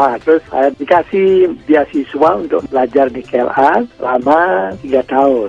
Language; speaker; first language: Indonesian; non-native, local second language; Balinese